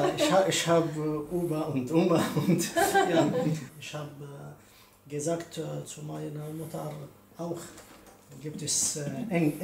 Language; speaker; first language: German; non-native, learner; Arabic